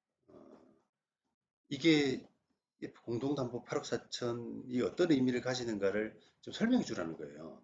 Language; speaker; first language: Korean; native; Korean